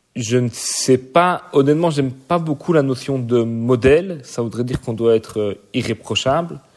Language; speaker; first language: French; native; French